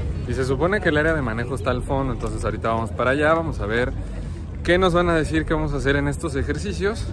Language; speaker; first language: Spanish; native; Spanish